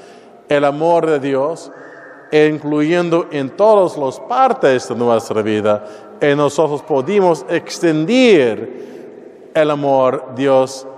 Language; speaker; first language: Spanish; non-native, learner; English